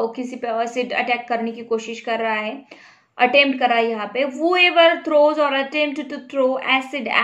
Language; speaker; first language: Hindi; non-native, local second language; Marathi